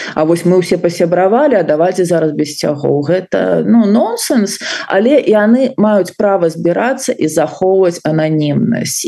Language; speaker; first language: Belarusian; non-native, local second language; Russian